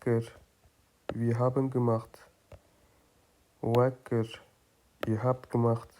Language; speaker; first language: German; non-native, fluent; Kurdish